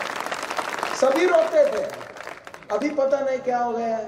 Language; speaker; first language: Hindi; non-native, local second language; Kannada